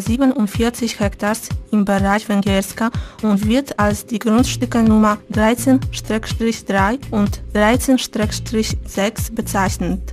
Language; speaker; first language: German; non-native, fluent; Polish